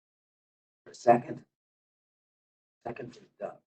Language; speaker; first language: English; native; English